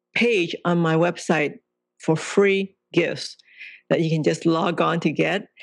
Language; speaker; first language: English; non-native, local second language; Cantonese